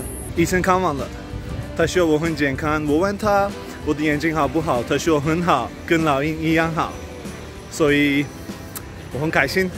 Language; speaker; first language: Chinese; non-native, fluent; Swedish